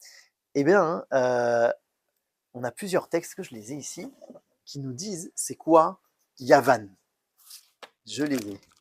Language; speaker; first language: French; native; French